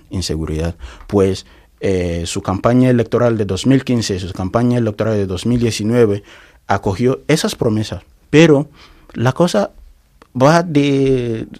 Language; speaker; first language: Spanish; non-native, fluent; Igbo